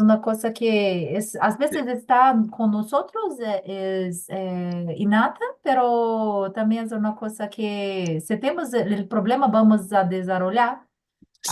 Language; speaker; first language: Spanish; non-native, learner; Portuguese